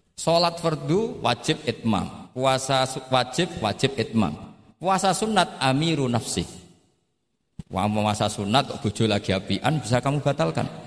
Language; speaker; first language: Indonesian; non-native, local second language; Javanese